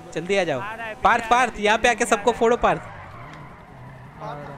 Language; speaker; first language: Hindi; non-native, local second language; Gujarati